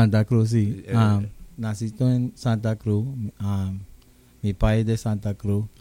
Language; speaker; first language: Spanish; non-native, local second language; English